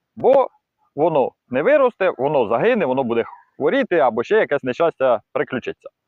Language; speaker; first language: Ukrainian; non-native, local second language; Russian